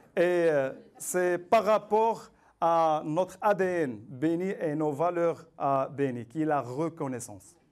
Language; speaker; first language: French; non-native, local second language; Arabic